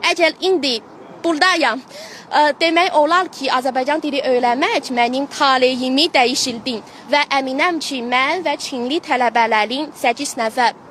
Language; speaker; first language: Azerbaijani; non-native, fluent; Chinese